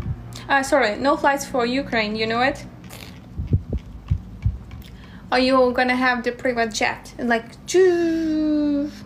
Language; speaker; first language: English; non-native, learner; Ukrainian